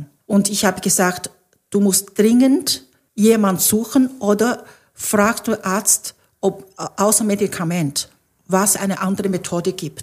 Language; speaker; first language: German; non-native, fluent; Chinese